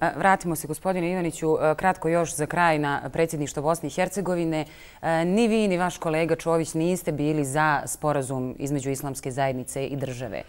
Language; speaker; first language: Croatian; native; Croatian